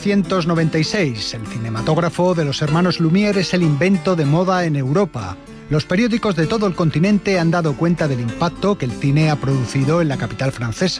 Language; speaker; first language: Spanish; native; Spanish